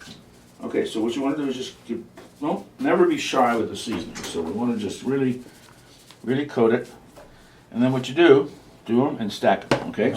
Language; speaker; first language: English; native; English